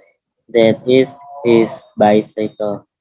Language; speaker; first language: English; non-native, learner; Indonesian